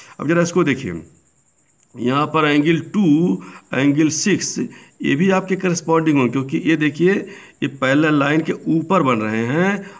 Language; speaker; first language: Hindi; native; Hindi